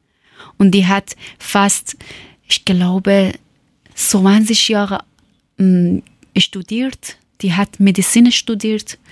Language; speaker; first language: German; non-native, learner; Persian